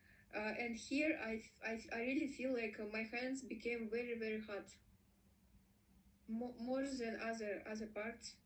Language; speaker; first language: English; non-native, learner; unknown